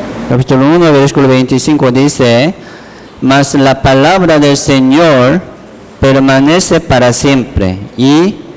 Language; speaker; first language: Spanish; non-native, learner; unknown